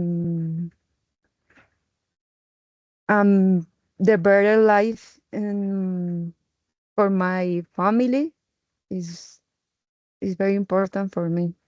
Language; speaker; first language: English; non-native, learner; Spanish